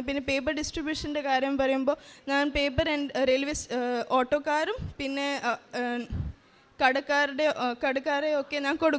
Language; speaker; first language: Malayalam; early bilingual, heritage; Malayalam